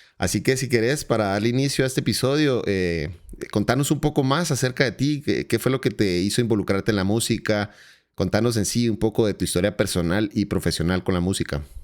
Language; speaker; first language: Spanish; native; Spanish